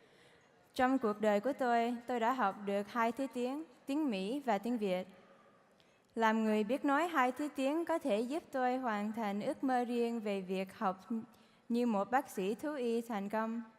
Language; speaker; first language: Vietnamese; early bilingual, heritage; Vietnamese